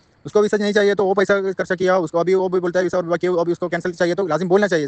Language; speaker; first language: Hindi; non-native, learner; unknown